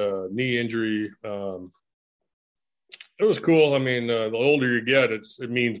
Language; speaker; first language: English; native; English